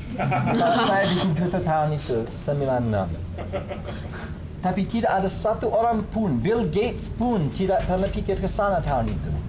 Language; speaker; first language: Indonesian; non-native, fluent; English